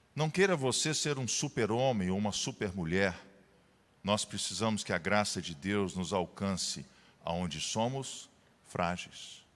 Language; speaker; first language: Portuguese; native; Portuguese